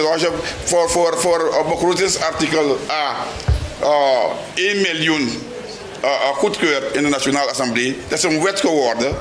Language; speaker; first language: Dutch; non-native, local second language; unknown